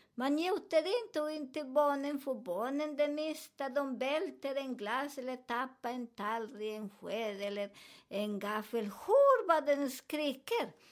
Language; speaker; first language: Swedish; non-native, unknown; Spanish